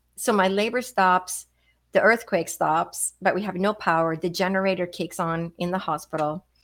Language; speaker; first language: English; non-native, fluent; Swedish